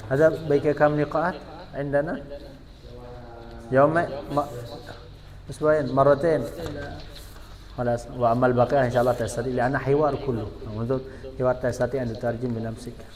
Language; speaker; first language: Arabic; non-native, fluent; Indonesian